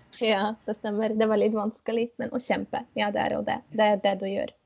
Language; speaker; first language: Norwegian; non-native, fluent; Polish